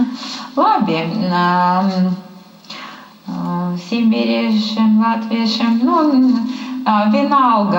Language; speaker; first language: Latvian; non-native, learner; Russian